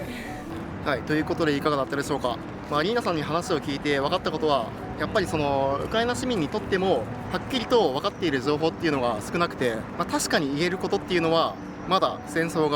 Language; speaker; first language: Japanese; native; Japanese